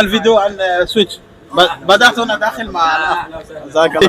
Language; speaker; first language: Arabic; non-native, learner; French